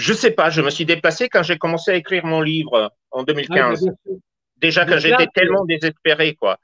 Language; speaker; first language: French; native; French